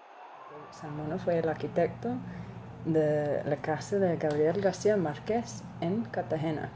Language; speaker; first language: Spanish; non-native, learner; English